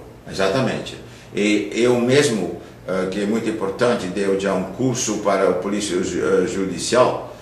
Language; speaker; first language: Portuguese; non-native, fluent; Dutch